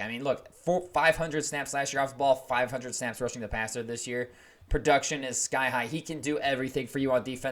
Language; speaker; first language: English; native; English